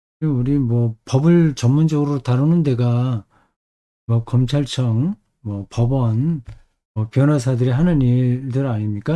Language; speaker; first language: Korean; native; Korean